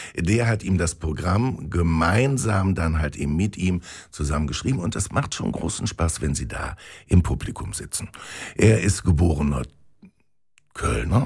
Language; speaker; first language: German; native; German